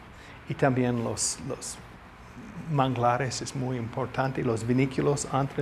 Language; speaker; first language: Spanish; non-native, learner; English